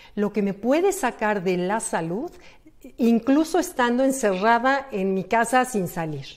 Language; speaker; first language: Spanish; native; Spanish